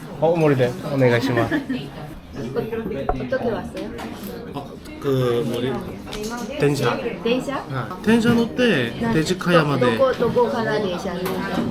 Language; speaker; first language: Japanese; non-native, learner; Korean